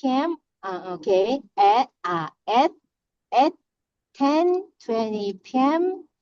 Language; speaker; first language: English; non-native, learner; Korean